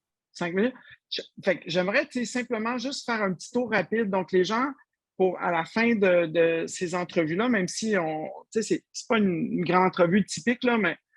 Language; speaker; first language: French; native; French